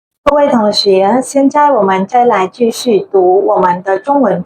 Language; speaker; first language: Chinese; non-native, fluent; Khmer